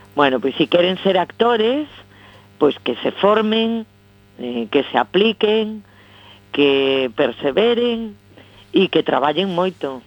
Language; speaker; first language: Galician; non-native, local second language; Spanish